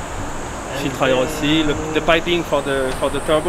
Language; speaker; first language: English; non-native, learner; French